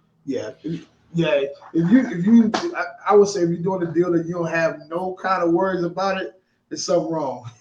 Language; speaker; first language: English; native; English